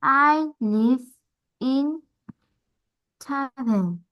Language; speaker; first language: English; non-native, learner; Vietnamese